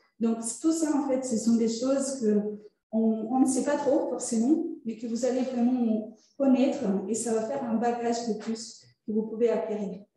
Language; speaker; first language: French; non-native, fluent; Italian